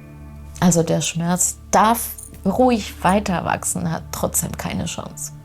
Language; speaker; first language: German; non-native, fluent; Spanish